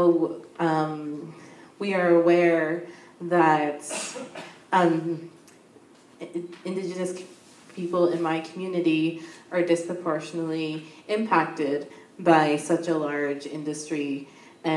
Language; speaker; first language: English; native; English